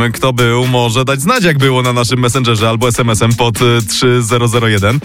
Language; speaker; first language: Polish; native; Polish